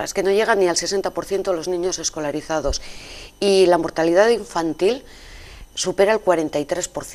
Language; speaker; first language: Spanish; native; Spanish